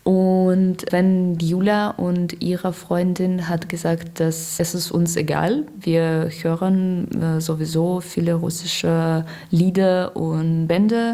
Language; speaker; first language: German; non-native, learner; Russian